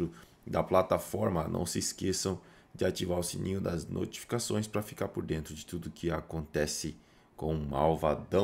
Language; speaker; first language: Portuguese; native; Portuguese